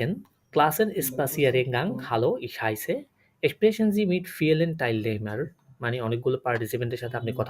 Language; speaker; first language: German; non-native, learner; Bangla